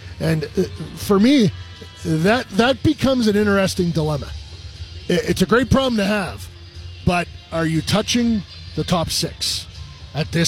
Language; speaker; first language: English; native; English